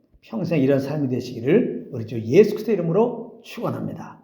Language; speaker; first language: Korean; native; Korean